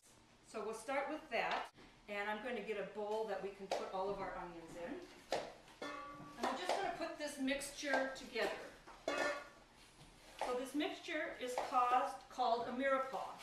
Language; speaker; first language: English; native; English